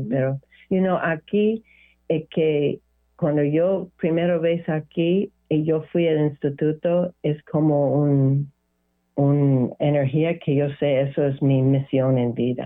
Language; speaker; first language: Spanish; non-native, learner; English